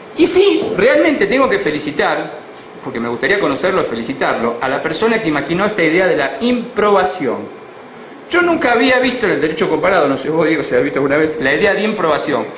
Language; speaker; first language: Spanish; native; Spanish